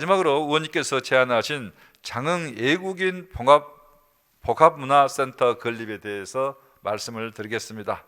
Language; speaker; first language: Korean; native; Korean